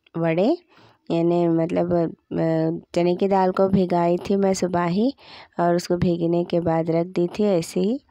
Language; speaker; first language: Hindi; native; Hindi